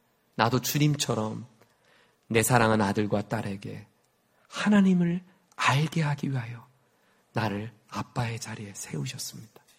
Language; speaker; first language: Korean; native; Korean